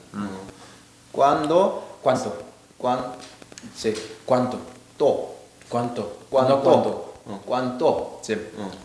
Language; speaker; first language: Spanish; non-native, learner; Korean